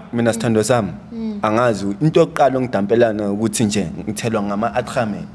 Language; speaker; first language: Zulu; native; Zulu